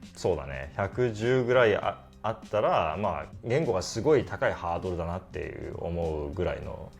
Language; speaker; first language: Japanese; non-native, fluent; Korean